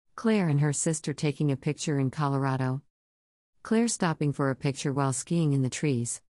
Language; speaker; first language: English; native; English